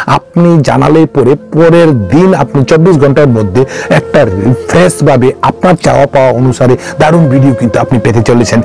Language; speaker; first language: Bangla; non-native, local second language; Kok Borok